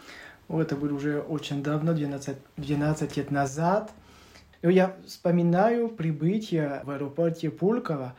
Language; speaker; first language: Russian; non-native, learner; French